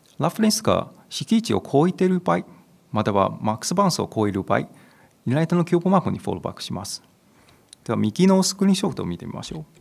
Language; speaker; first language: Japanese; non-native, fluent; Chinese